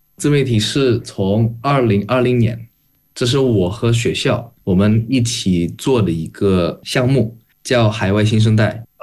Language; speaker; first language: Chinese; non-native, fluent; Indonesian